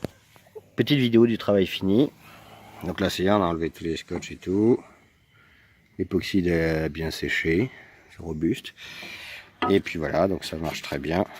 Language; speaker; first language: French; native; French